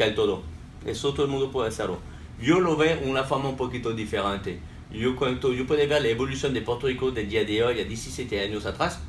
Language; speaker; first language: Spanish; non-native, fluent; French